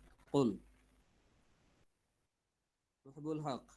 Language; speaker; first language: Arabic; non-native, fluent; Bangla